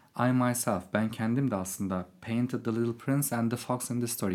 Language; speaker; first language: English; non-native, fluent; Turkish